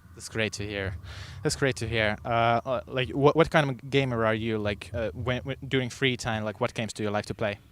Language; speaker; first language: English; non-native, fluent; Finnish